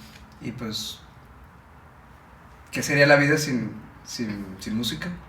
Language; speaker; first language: Spanish; native; Spanish